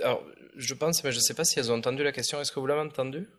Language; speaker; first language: French; native; French